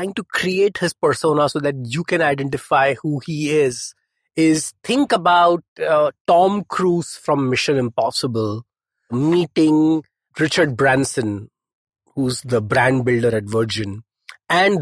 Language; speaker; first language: English; non-native, local second language; Hindi